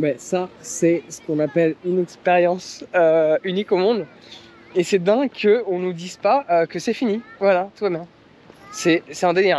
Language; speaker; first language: French; native; French